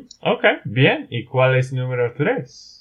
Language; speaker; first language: Spanish; non-native, learner; English